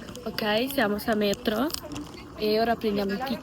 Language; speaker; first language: Italian; early bilingual, other home language; Filipino